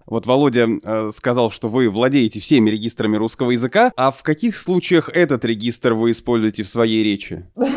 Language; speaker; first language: Russian; native; Russian